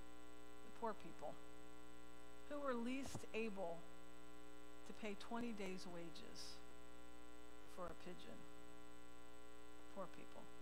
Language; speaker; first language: English; native; English